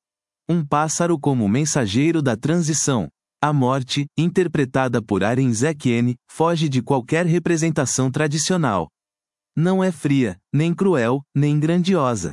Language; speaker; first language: Portuguese; native; Portuguese